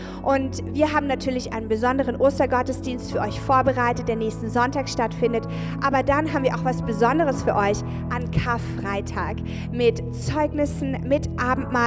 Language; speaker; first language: German; native; German